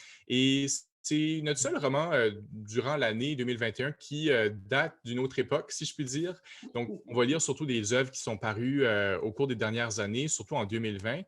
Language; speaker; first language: French; native; French